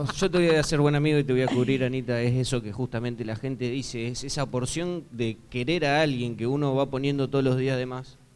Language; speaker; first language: Spanish; native; Spanish